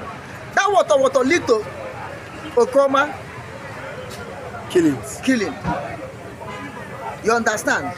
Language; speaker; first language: English; non-native, local second language; Igbo